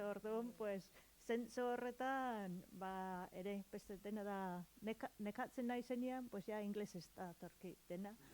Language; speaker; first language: Basque; non-native, learner; English